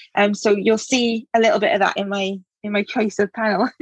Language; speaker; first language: English; native; English